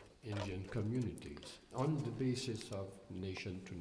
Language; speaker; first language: English; non-native, local second language; French